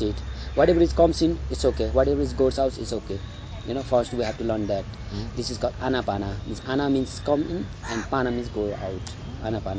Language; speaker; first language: English; non-native, local second language; Nepali